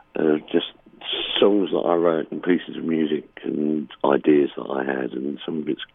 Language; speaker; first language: English; native; English